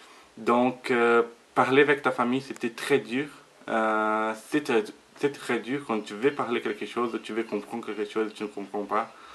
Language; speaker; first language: French; non-native, learner; Portuguese